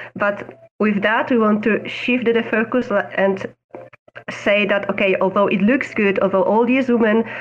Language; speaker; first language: English; non-native, fluent; Polish